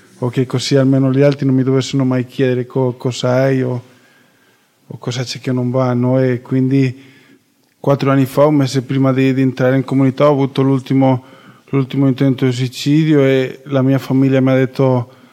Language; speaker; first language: Italian; non-native, fluent; Spanish